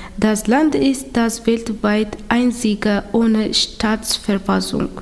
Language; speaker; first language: German; non-native, learner; Tigrinya